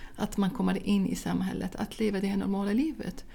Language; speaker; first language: Swedish; non-native, fluent; Arabic